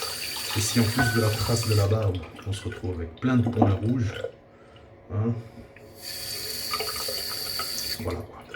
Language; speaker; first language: French; native; French